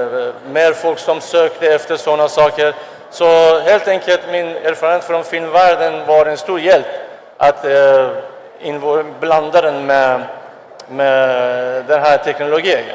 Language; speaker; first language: Swedish; non-native, fluent; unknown